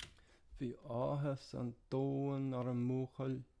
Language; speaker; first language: Irish; non-native, learner; English